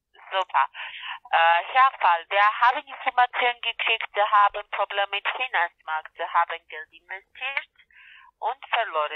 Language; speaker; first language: German; non-native, learner; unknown